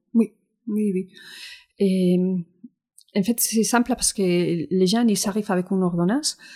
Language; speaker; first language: French; non-native, fluent; Spanish